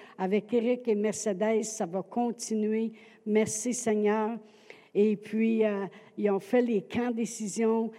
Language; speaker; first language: French; native; French